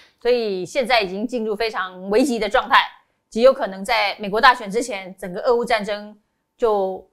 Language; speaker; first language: Chinese; native; Chinese